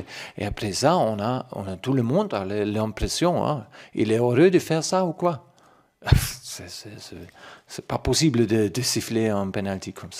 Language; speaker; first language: French; non-native, fluent; German